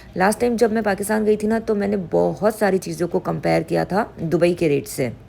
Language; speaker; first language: Urdu; native; Urdu